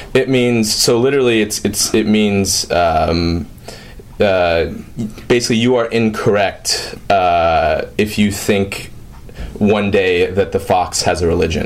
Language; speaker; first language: English; native; English